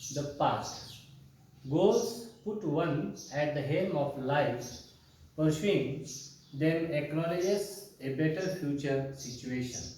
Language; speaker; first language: English; non-native, local second language; Marathi